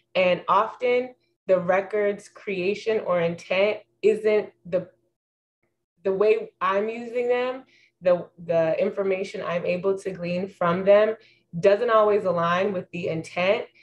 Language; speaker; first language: English; native; English